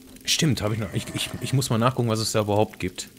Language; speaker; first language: German; native; German